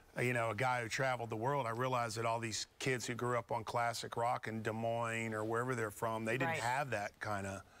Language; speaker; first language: English; native; English